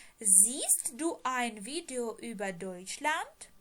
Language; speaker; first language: German; non-native, fluent; Ukrainian